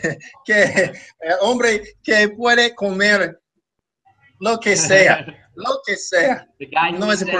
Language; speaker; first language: Spanish; non-native, fluent; French